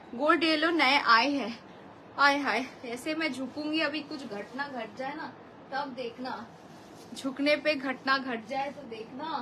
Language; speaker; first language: Hindi; non-native, local second language; Bangla